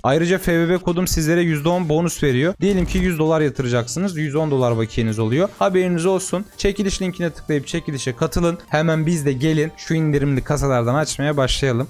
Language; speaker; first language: Turkish; native; Turkish